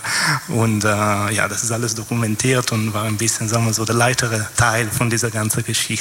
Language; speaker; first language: German; non-native, fluent; Italian